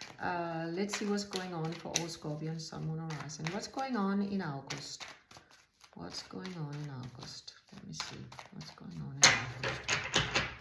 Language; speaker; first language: English; non-native, fluent; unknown